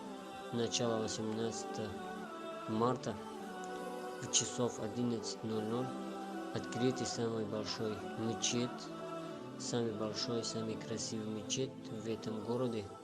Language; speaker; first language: Russian; non-native, learner; Tajik